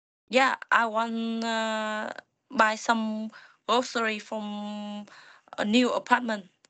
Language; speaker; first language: English; non-native, learner; Vietnamese